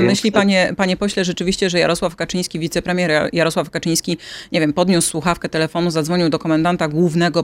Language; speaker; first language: Polish; native; Polish